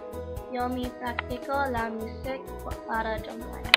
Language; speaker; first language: Spanish; non-native, learner; English